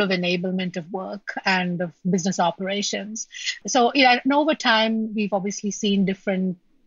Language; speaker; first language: English; non-native, local second language; Malayalam